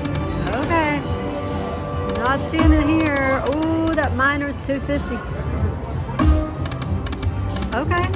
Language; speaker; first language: English; native; English